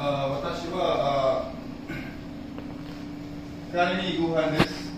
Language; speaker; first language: Japanese; non-native, learner; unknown